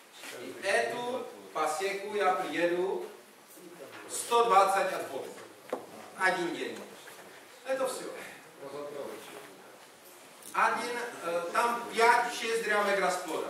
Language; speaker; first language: Russian; non-native, learner; Czech